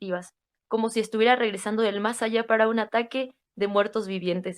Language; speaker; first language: Spanish; native; Spanish